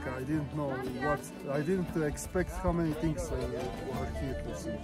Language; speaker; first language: English; non-native, fluent; Hebrew